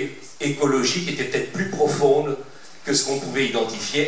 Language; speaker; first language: French; native; French